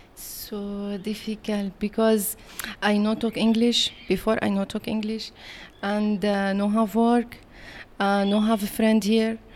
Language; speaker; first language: English; non-native, learner; Arabic